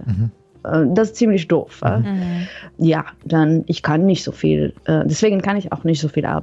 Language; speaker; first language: German; non-native, fluent; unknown